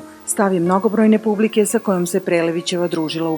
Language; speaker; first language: Bosnian; native; Bosnian